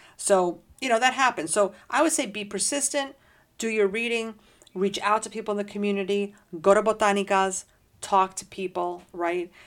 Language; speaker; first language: English; early bilingual, heritage; Spanish